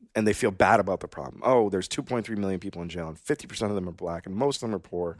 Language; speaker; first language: English; native; English